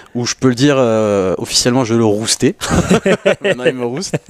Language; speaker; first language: French; native; French